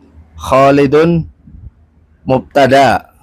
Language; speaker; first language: Arabic; non-native, learner; Indonesian